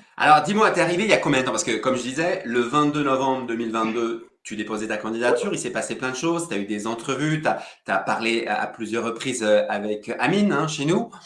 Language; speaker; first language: French; native; French